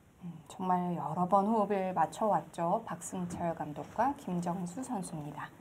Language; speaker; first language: Korean; native; Korean